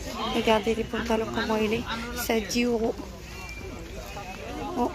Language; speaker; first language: French; non-native, fluent; Arabic